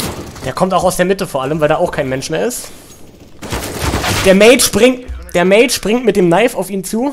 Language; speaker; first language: German; native; German